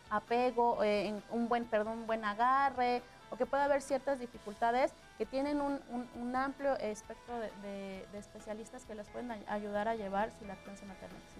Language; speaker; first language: Spanish; native; Spanish